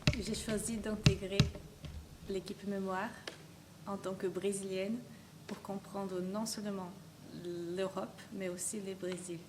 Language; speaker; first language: French; non-native, fluent; Portuguese